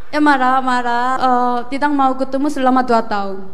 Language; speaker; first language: Indonesian; non-native, fluent; Korean